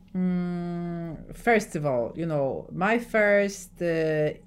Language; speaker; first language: English; non-native, fluent; Polish